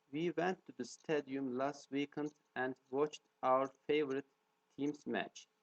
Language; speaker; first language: English; non-native, fluent; Turkish